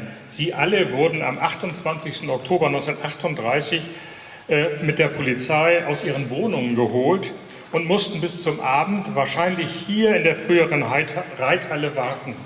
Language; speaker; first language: German; native; German